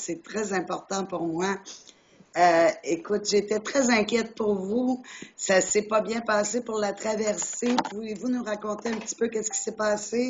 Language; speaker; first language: French; native; French